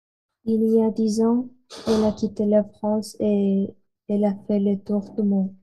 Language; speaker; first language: French; non-native, learner; Spanish